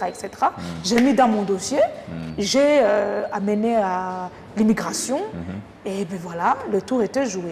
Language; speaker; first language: French; non-native, local second language; Kinyarwanda